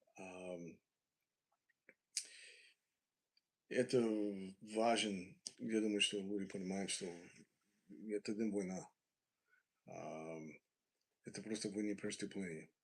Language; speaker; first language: Russian; non-native, learner; English